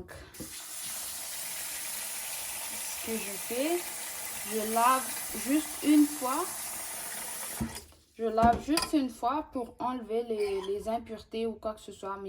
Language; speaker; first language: French; non-native, local second language; Malagasy